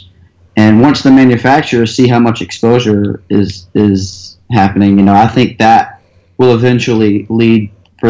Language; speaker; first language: English; native; English